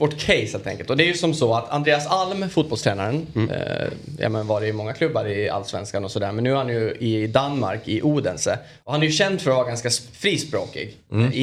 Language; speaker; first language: Swedish; native; Swedish